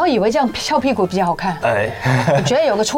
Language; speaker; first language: Chinese; native; Chinese